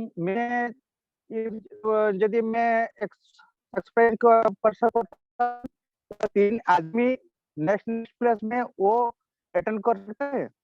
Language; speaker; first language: Hindi; non-native, local second language; Odia